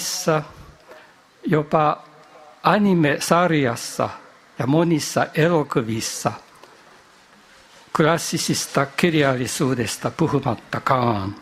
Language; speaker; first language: Finnish; non-native, fluent; Japanese